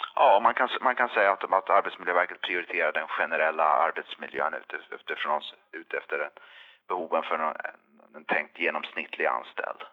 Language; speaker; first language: Swedish; native; Swedish